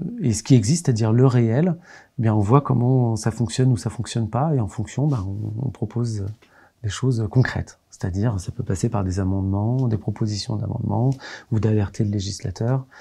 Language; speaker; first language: French; native; French